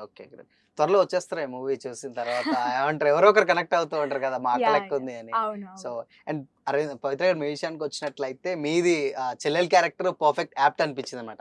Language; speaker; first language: Telugu; native; Telugu